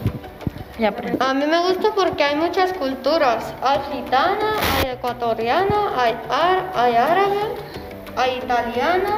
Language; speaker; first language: Spanish; early bilingual, other home language; Arabic